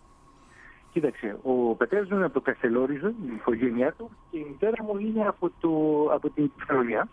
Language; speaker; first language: Greek; early bilingual, heritage; Greek